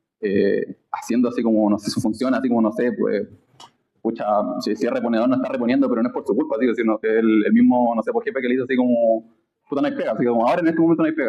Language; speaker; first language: Spanish; native; Spanish